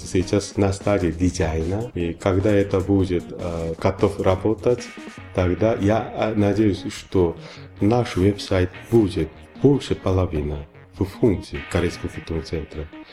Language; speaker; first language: Russian; non-native, fluent; Korean